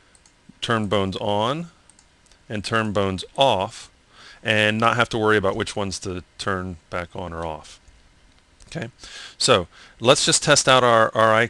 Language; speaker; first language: English; native; English